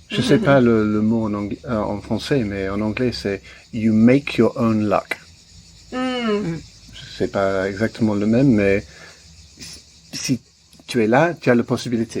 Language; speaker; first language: French; non-native, learner; English